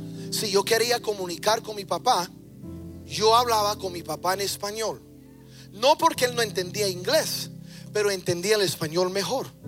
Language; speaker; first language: Spanish; early bilingual, heritage; Spanish